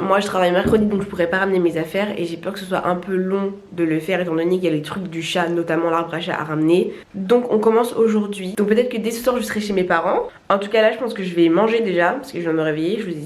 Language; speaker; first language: French; native; French